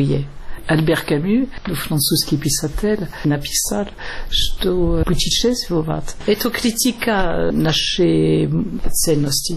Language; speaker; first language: Russian; non-native, fluent; French